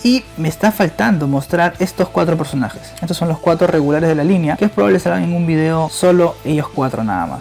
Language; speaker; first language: Spanish; native; Spanish